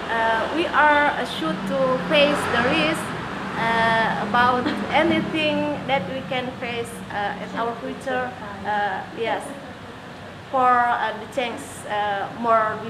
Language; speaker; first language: English; non-native, learner; Indonesian